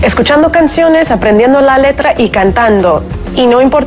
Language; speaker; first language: Spanish; non-native, fluent; Russian